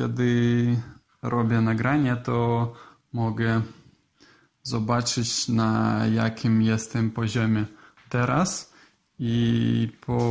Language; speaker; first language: Polish; non-native, learner; Russian